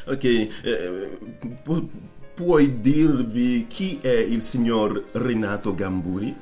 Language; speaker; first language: Italian; non-native, learner; Haitian Creole